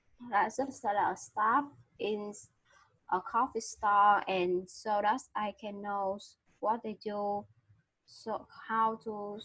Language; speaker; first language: English; non-native, learner; Vietnamese